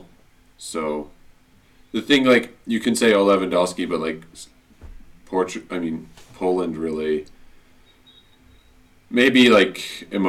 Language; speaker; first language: English; native; English